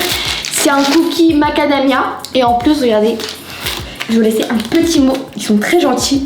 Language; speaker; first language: French; native; French